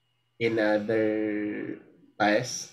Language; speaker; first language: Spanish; non-native, learner; Filipino